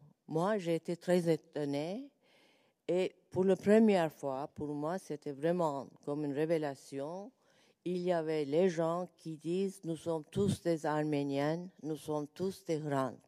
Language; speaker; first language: French; non-native, learner; Turkish